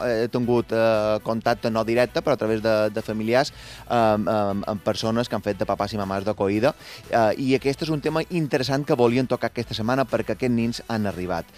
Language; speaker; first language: Catalan; native; Catalan